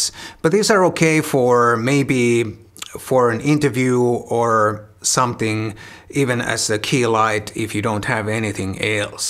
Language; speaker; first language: English; non-native, fluent; Finnish